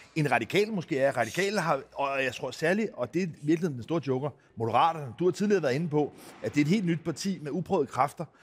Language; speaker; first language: Danish; native; Danish